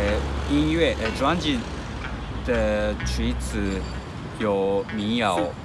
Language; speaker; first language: Chinese; non-native, learner; Japanese